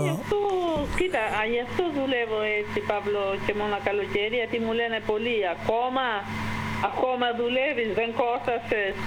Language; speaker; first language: Greek; non-native, fluent; Albanian